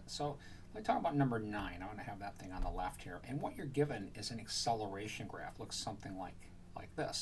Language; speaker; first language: English; native; English